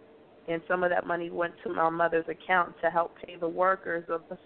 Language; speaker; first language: English; native; English